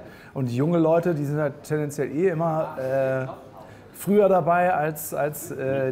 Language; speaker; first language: German; native; German